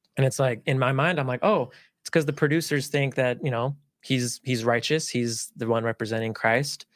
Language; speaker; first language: English; early bilingual, other home language; Spanish